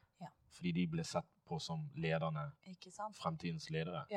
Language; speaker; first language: Norwegian; non-native, fluent; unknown